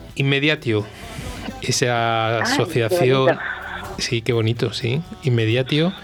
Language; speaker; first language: Spanish; native; Spanish